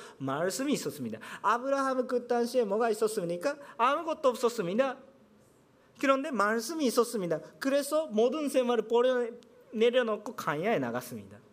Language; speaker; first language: Korean; non-native, fluent; Japanese